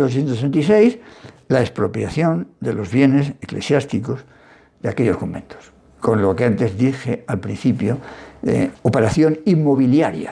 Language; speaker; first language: Spanish; native; Spanish